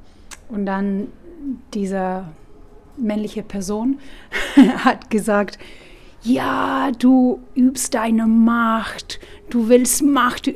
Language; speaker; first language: German; non-native, fluent; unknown